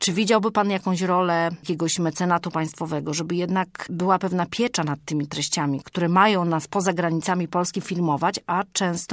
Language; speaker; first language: Polish; native; Polish